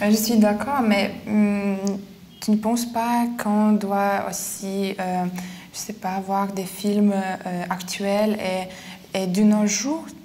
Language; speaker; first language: French; non-native, fluent; Lithuanian